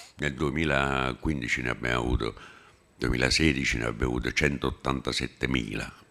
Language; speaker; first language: Italian; native; Italian